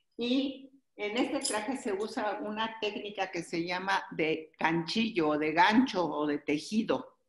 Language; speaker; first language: Spanish; native; Spanish